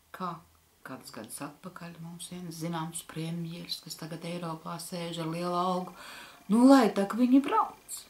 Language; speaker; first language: Latvian; native; Latvian